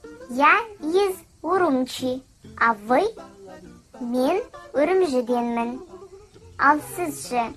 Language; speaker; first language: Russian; non-native, learner; Kazakh